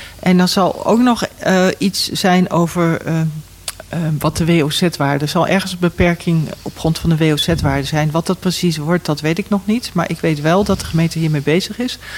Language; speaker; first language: Dutch; native; Dutch